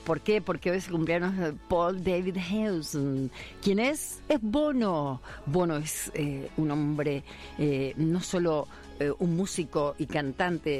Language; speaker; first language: Spanish; native; Spanish